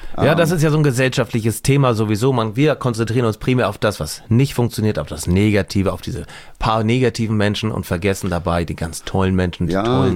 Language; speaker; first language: German; native; German